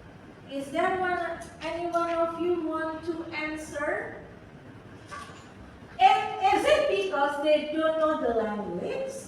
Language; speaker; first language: English; non-native, fluent; Indonesian